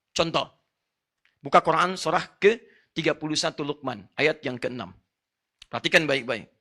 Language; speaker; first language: Indonesian; non-native, fluent; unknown